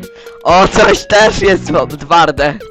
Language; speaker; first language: Polish; early bilingual, heritage; Polish